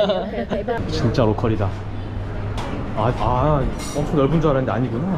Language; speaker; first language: Korean; native; Korean